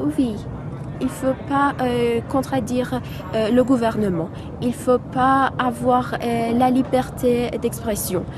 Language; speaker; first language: French; non-native, fluent; Persian